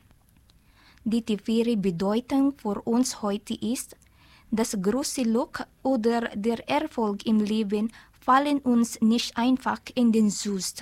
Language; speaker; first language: German; non-native, learner; Filipino